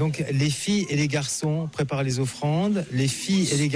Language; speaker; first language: French; native; French